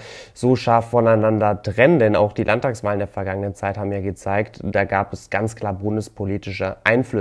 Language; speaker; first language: German; native; German